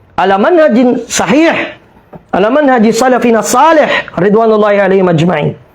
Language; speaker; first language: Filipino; non-native, local second language; Maranao